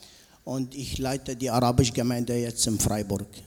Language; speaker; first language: German; non-native, learner; Arabic